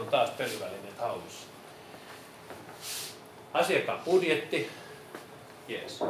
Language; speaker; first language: Finnish; native; Finnish